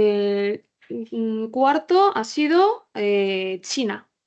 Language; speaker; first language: Spanish; non-native, learner; Korean